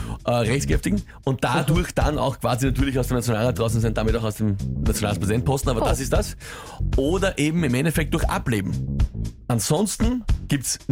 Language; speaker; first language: German; native; German